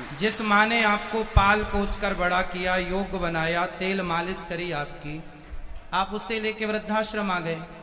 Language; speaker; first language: Hindi; native; Hindi